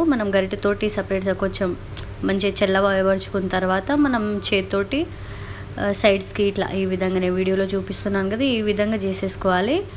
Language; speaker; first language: Telugu; non-native, local second language; Lambadi